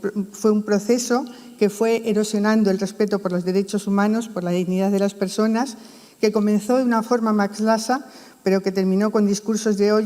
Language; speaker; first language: Spanish; native; Spanish